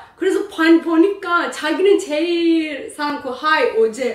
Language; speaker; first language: Korean; non-native, learner; Persian